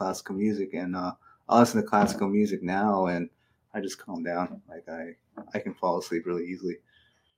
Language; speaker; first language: English; native; English